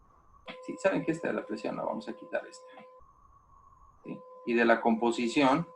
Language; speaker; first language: Spanish; native; Spanish